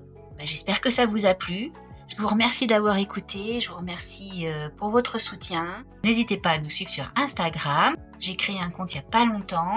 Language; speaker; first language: French; native; French